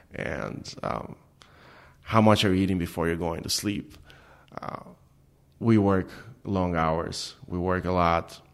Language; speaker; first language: English; non-native, fluent; Albanian